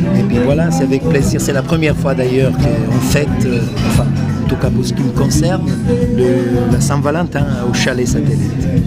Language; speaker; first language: French; non-native, fluent; Italian